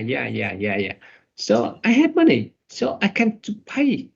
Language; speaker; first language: English; non-native, learner; Vietnamese